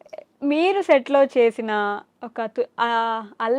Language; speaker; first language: Telugu; native; Telugu